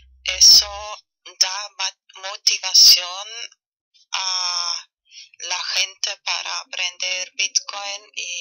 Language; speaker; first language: Spanish; non-native, fluent; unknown